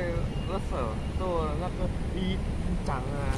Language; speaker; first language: Chinese; non-native, learner; Javanese